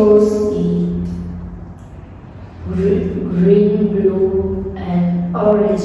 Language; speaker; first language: English; non-native, learner; Vietnamese